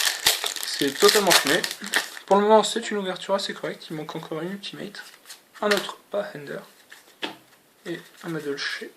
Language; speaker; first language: French; native; French